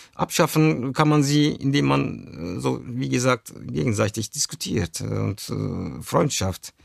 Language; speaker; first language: German; early bilingual, other home language; Turkish